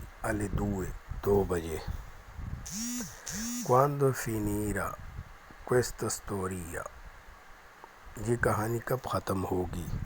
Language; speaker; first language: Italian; non-native, learner; Urdu